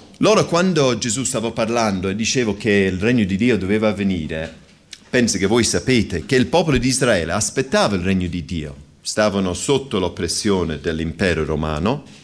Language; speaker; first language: Italian; non-native, fluent; English